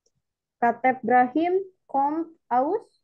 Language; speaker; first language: German; non-native, learner; Indonesian